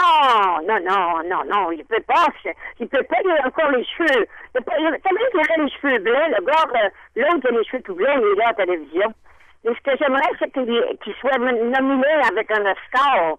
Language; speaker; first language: French; native; French